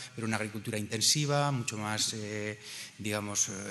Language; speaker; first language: Spanish; native; Spanish